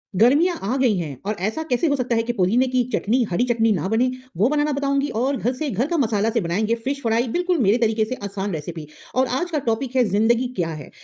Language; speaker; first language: Urdu; native; Urdu